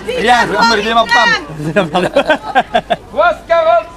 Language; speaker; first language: French; native; French